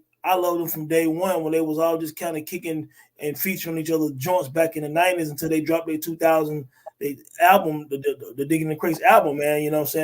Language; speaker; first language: English; native; English